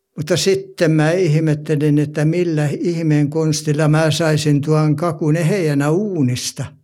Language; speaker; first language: Finnish; native; Finnish